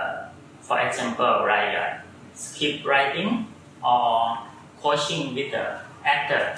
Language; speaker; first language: English; non-native, learner; Thai